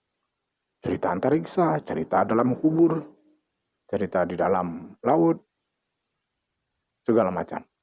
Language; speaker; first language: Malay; non-native, local second language; Achinese